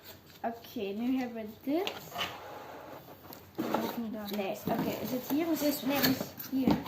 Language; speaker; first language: Dutch; early bilingual, other home language; Filipino